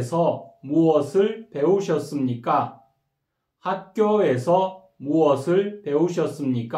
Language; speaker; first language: Korean; non-native, fluent; Kyrgyz